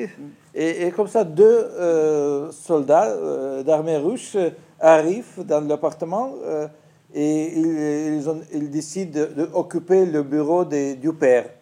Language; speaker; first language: French; non-native, fluent; Russian